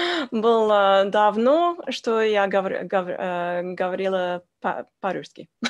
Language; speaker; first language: Russian; non-native, learner; English